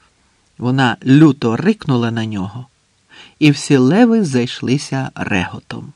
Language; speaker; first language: Ukrainian; native; Ukrainian